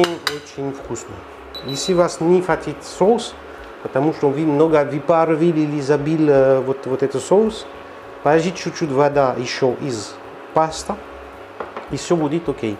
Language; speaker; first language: Russian; non-native, learner; French